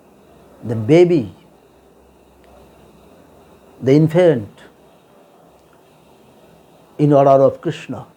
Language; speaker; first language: English; non-native, local second language; Bangla